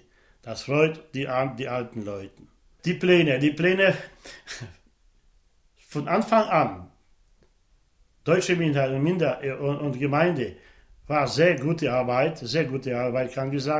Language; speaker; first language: German; non-native, local second language; Polish